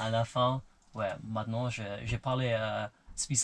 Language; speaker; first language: French; non-native, learner; German